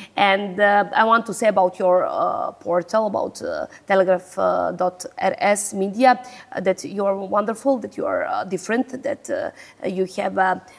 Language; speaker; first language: English; non-native, learner; Serbian